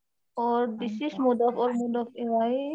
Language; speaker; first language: English; non-native, learner; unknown